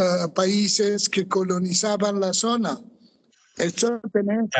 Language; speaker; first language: Spanish; non-native, fluent; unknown